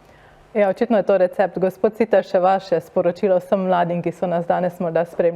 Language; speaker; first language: Slovenian; native; Slovenian